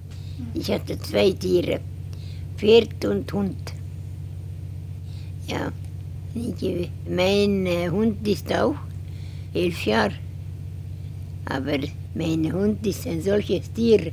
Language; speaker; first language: German; non-native, learner; Estonian